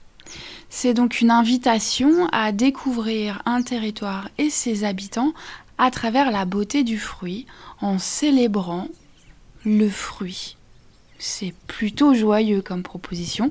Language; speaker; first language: French; native; French